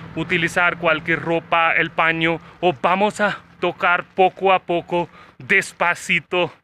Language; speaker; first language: Spanish; non-native, fluent; Hindi